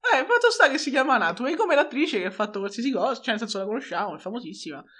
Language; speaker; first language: Italian; native; Italian